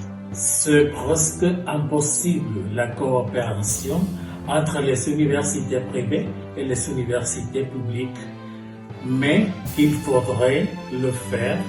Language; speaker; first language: French; non-native, fluent; Spanish